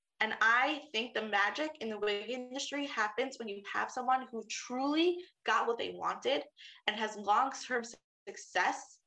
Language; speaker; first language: English; native; English